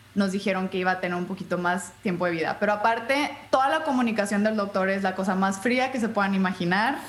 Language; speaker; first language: Spanish; native; Spanish